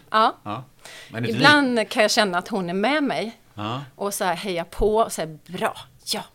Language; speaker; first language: Swedish; native; Swedish